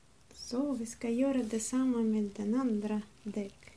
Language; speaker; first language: Swedish; non-native, learner; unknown